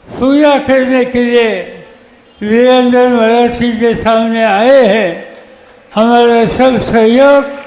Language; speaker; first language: Hindi; non-native, local second language; Marathi